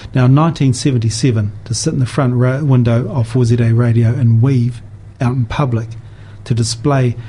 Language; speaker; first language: English; native; English